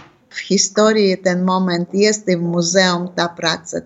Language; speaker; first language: Polish; non-native, local second language; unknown